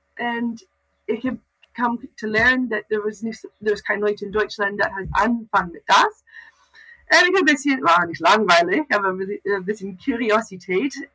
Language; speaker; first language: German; non-native, learner; English